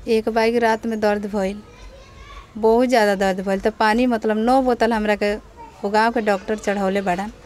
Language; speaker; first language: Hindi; native; Hindi